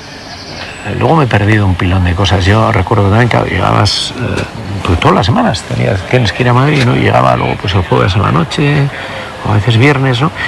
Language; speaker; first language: Spanish; native; Spanish